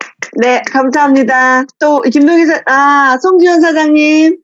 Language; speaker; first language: Korean; native; Korean